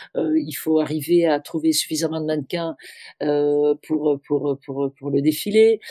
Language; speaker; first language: French; native; French